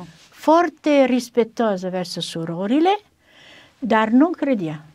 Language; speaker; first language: Romanian; non-native, learner; Italian